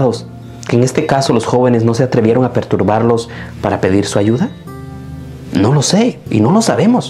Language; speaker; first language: Spanish; native; Spanish